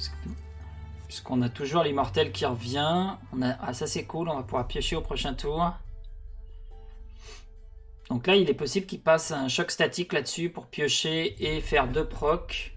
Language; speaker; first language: French; native; French